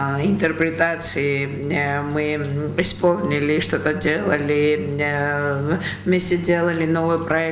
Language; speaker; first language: Russian; non-native, local second language; Georgian